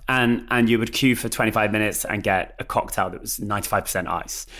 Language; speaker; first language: English; native; English